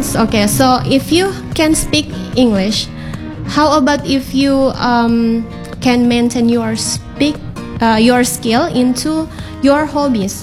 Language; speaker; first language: English; non-native, fluent; Indonesian